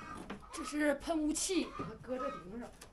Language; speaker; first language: Chinese; native; Chinese